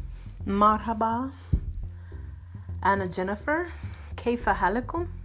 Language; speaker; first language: Arabic; non-native, learner; English